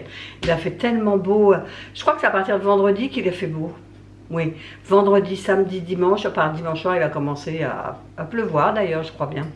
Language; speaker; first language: French; native; French